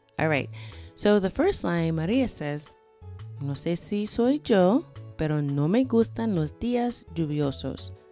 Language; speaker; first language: Spanish; non-native, fluent; English